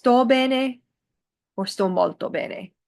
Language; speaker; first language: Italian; non-native, fluent; English